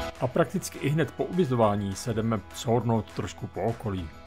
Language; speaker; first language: Czech; native; Czech